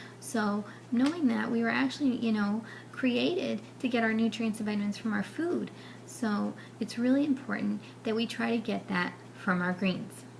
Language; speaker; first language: English; native; English